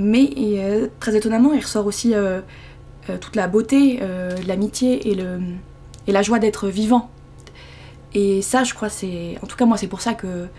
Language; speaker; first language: French; native; French